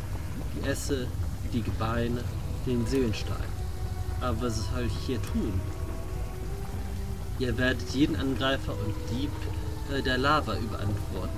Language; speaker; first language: German; native; German